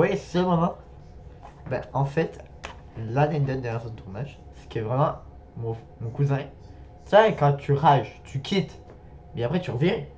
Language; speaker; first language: French; native; French